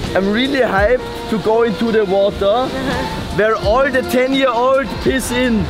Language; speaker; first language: English; non-native, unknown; German